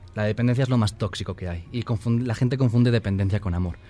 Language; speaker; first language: Spanish; native; Spanish